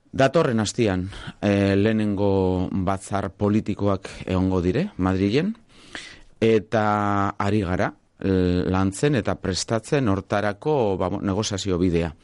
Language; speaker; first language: Basque; non-native, local second language; Spanish